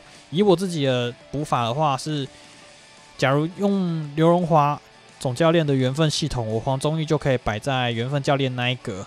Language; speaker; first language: Chinese; native; Chinese